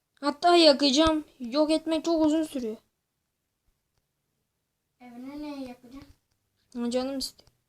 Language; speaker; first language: Turkish; native; Turkish